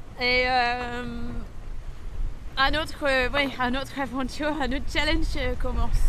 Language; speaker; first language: French; non-native, fluent; English